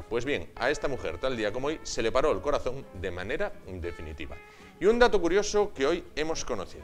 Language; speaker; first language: Spanish; native; Spanish